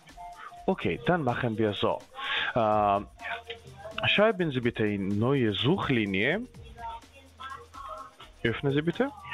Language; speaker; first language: German; non-native, learner; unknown